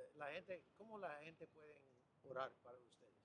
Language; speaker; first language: Spanish; non-native, fluent; English